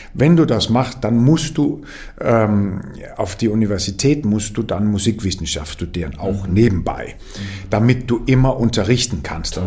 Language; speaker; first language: German; non-native, fluent; Danish